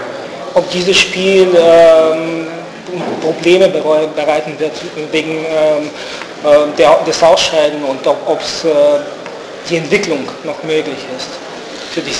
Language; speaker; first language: German; non-native, fluent; Bulgarian